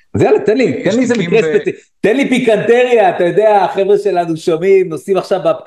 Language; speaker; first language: Hebrew; native; Hebrew